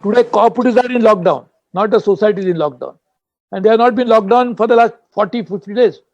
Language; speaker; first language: English; non-native, local second language; Marathi